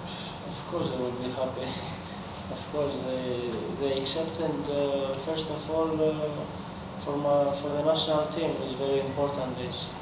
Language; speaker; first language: English; non-native, learner; Greek